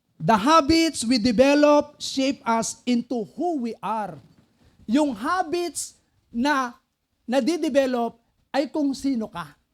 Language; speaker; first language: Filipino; non-native, local second language; Pampanga